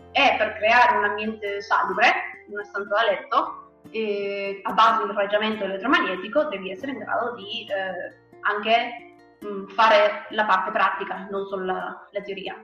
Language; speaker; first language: Italian; non-native, fluent; Spanish